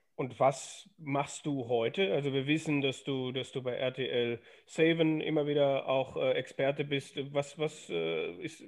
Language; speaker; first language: German; native; German